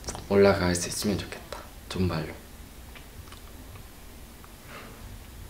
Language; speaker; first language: Korean; non-native, learner; Japanese